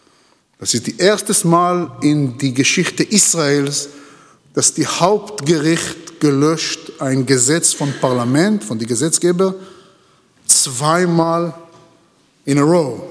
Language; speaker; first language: German; non-native, learner; Hebrew